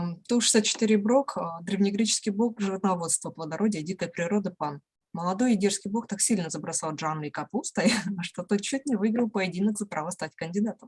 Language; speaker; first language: Russian; native; Russian